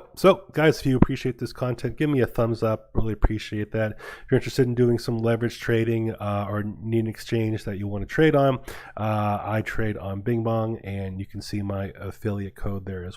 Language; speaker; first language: English; native; English